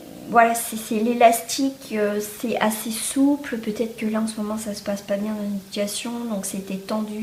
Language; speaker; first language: French; native; French